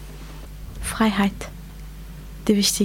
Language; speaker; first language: German; non-native, learner; Kurdish